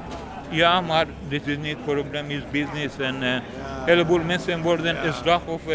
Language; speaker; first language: Dutch; non-native, learner; Persian